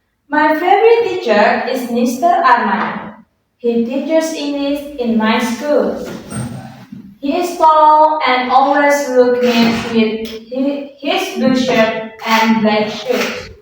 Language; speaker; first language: English; non-native, fluent; Indonesian